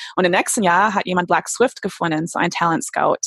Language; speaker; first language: German; non-native, fluent; English